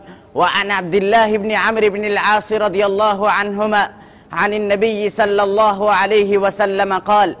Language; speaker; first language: Arabic; non-native, learner; Urdu